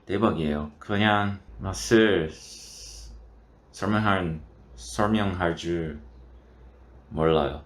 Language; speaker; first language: Korean; non-native, learner; Portuguese